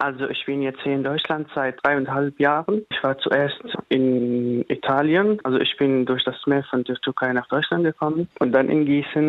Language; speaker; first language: German; non-native, fluent; Arabic